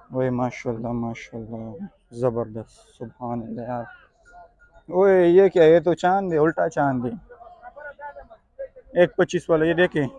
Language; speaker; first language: Urdu; non-native, local second language; Pashto